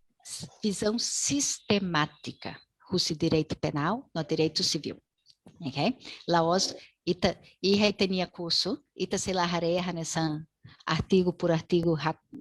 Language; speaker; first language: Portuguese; non-native, local second language; Tetum